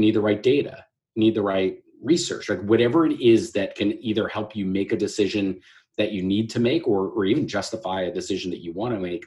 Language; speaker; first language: English; native; English